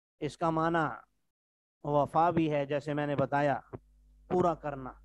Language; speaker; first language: Urdu; non-native, local second language; Pashto